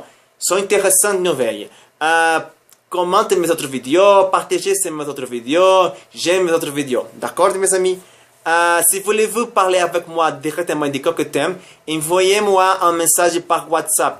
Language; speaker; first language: French; non-native, learner; Spanish